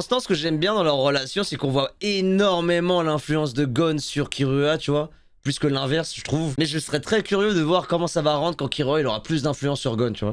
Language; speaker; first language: French; native; French